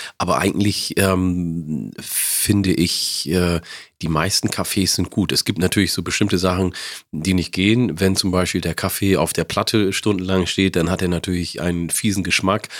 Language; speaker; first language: German; early bilingual, other home language; Oromo